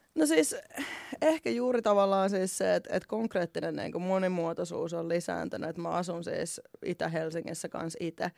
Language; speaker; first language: Finnish; native; Finnish